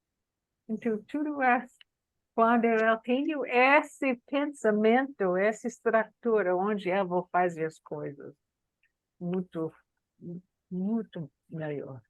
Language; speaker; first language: Portuguese; non-native, learner; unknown